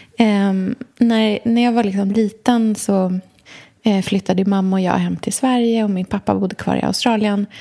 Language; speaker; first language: Swedish; native; Swedish